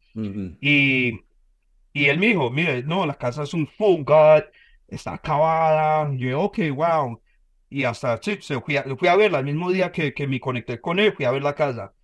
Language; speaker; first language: Spanish; early bilingual, heritage; Spanish